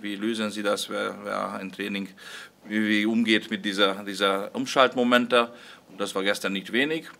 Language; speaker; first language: German; non-native, fluent; Hungarian